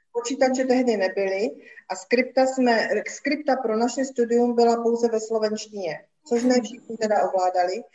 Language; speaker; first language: Czech; native; Czech